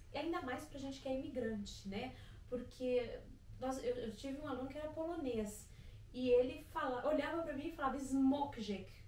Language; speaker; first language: Portuguese; native; Portuguese